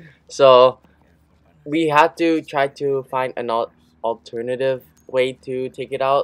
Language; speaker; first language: English; early bilingual, other home language; Indonesian